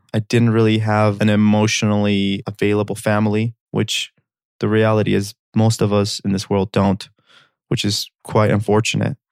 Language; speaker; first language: English; early bilingual, other home language; Armenian